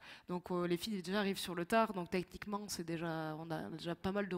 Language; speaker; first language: French; native; French